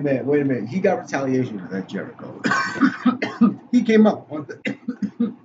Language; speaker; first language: English; native; English